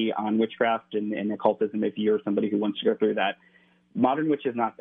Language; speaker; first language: English; native; English